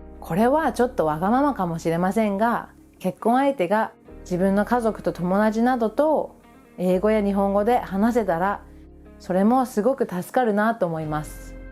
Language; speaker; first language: Japanese; early bilingual, other home language; English